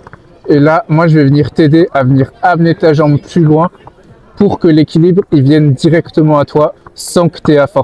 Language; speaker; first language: French; native; French